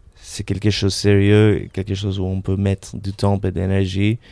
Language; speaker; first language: French; non-native, fluent; Spanish